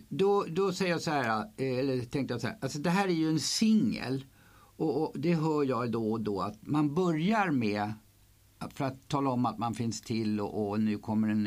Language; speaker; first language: Swedish; native; Swedish